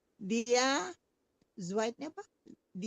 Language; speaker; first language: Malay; non-native, learner; Indonesian